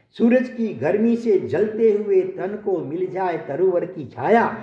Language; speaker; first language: Hindi; non-native, local second language; Gujarati